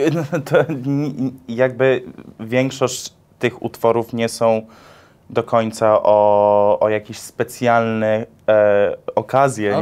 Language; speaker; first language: Polish; early bilingual, heritage; English